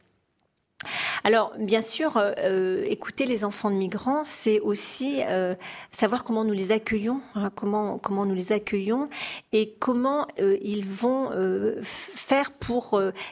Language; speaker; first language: French; native; French